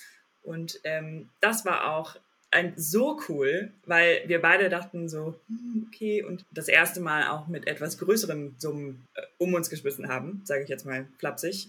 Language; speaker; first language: German; native; German